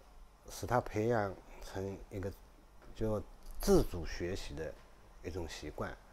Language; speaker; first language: Chinese; native; Chinese